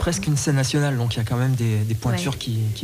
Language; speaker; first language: French; native; French